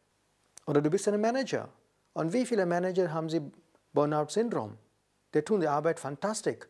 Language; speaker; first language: German; non-native, learner; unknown